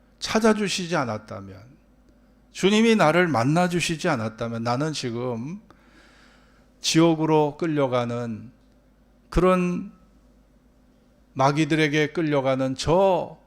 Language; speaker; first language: Korean; native; Korean